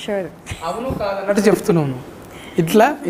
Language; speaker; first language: Telugu; native; Telugu